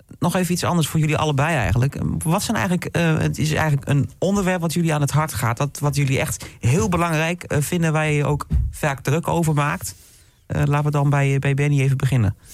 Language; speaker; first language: Dutch; native; Dutch